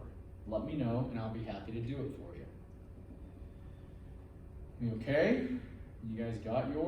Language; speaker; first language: English; native; English